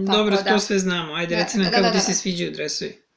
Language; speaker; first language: Serbian; native; Serbian